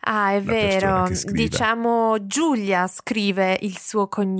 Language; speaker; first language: Italian; non-native, learner; English